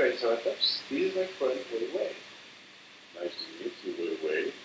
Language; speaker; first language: English; non-native, learner; Chinese